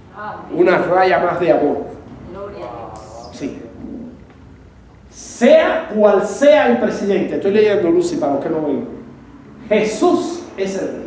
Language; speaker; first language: Spanish; native; Spanish